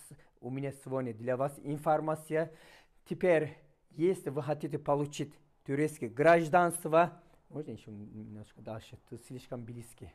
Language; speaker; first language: Russian; non-native, fluent; Turkish